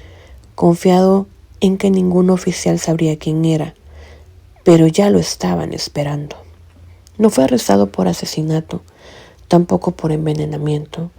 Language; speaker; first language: Spanish; native; Spanish